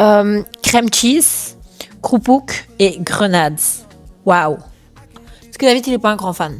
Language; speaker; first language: French; native; French